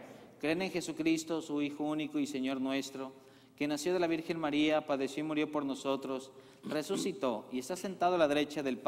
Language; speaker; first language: Spanish; native; Spanish